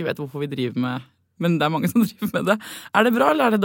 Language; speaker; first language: Norwegian; native; Norwegian